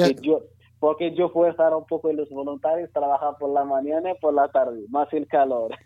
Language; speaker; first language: Spanish; non-native, learner; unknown